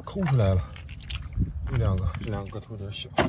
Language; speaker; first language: Chinese; native; Chinese